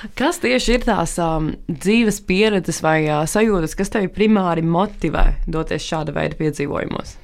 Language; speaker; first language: Latvian; native; Latvian